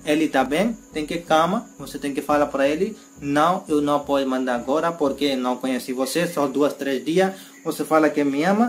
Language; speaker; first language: Portuguese; non-native, learner; Hindi